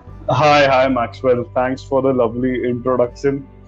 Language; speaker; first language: English; non-native, local second language; Marathi